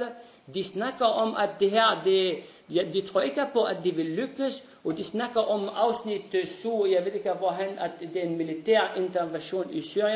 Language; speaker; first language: Danish; non-native, fluent; Arabic